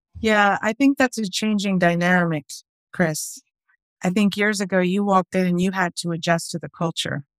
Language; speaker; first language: English; early bilingual, other home language; Spanish